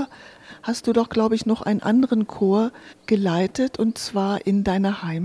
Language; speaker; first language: German; native; German